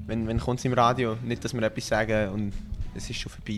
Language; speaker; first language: German; native; German